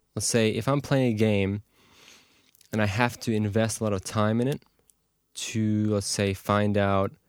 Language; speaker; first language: English; native; English